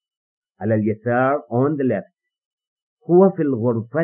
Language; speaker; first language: Arabic; non-native, fluent; English